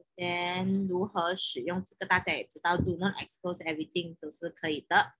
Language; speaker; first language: Chinese; native; Chinese